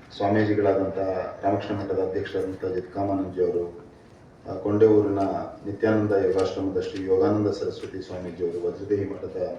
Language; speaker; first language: Kannada; non-native, local second language; Tulu